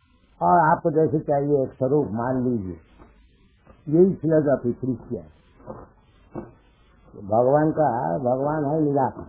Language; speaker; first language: Hindi; non-native, local second language; Bangla